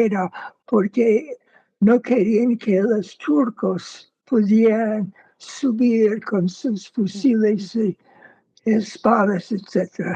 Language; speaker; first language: Spanish; non-native, fluent; English